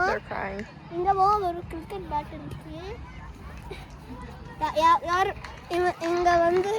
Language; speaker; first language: Tamil; early bilingual, heritage; Tamil